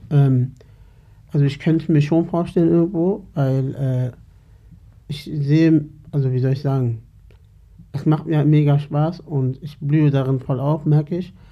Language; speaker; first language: German; early bilingual, other home language; Turkish